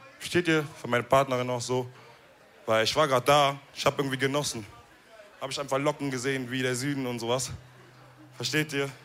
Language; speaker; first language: German; early bilingual, other home language; Wolof